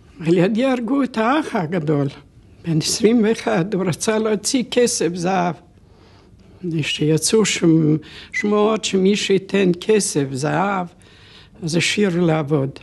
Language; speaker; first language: Hebrew; non-native, fluent; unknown